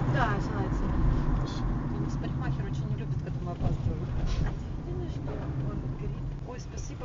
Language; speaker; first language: Russian; native; Russian